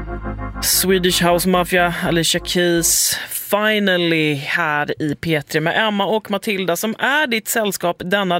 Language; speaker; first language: Swedish; native; Swedish